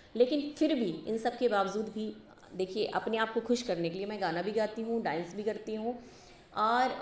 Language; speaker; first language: Hindi; native; Hindi